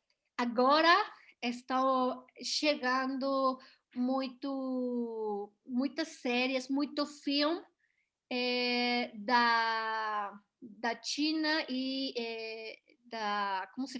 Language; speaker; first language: Portuguese; non-native, learner; Spanish